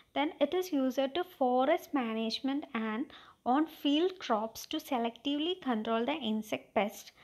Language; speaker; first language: English; non-native, local second language; Malayalam